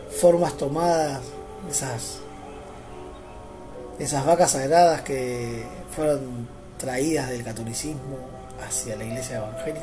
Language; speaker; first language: Spanish; native; Spanish